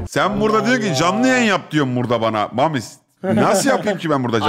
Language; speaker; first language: Turkish; native; Turkish